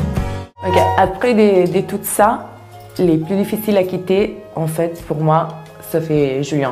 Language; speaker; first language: French; non-native, learner; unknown